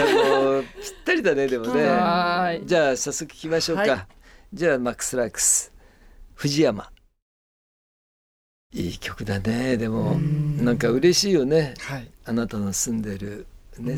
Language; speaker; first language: Japanese; native; Japanese